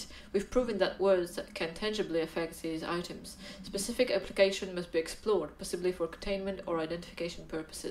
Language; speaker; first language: English; non-native, fluent; French